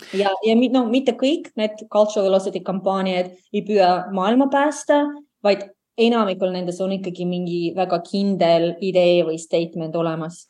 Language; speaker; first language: Estonian; non-native, local second language; Russian